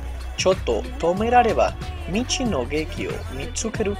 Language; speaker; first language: Japanese; non-native, learner; Spanish